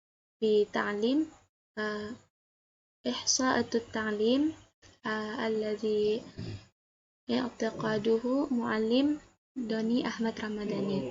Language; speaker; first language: Arabic; non-native, learner; Indonesian